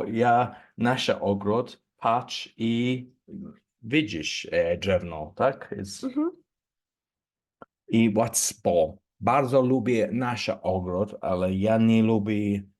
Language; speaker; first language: Polish; non-native, learner; English